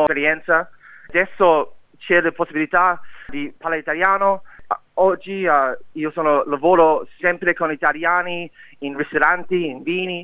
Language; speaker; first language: Italian; non-native, learner; English